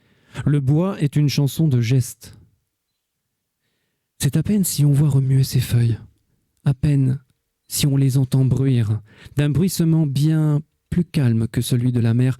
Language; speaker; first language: French; native; French